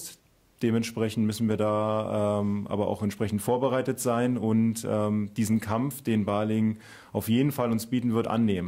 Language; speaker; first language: German; native; German